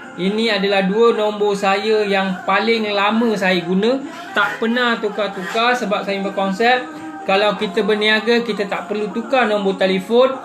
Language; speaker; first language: Malay; non-native, local second language; Buginese